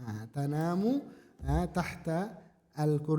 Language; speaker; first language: Arabic; non-native, fluent; Indonesian